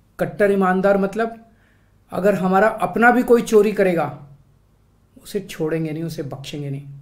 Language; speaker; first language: Hindi; native; Hindi